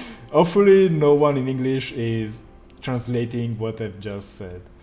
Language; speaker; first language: English; non-native, fluent; Italian